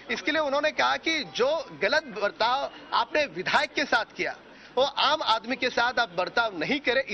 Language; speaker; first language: Hindi; non-native, local second language; Marathi